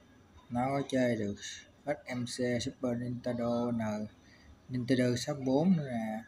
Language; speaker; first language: Vietnamese; native; Vietnamese